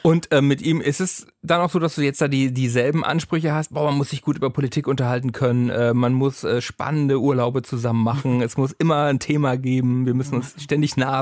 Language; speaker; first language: German; native; German